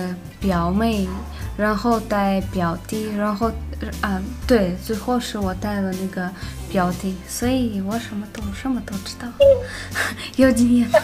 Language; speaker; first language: Chinese; non-native, fluent; Russian